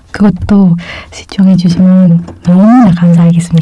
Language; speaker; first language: Korean; non-native, fluent; Indonesian